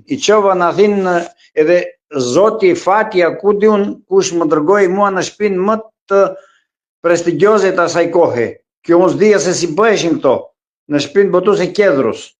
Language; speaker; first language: Albanian; non-native, local second language; Greek